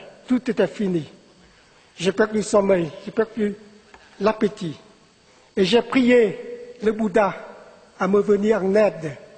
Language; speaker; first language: French; non-native, fluent; Vietnamese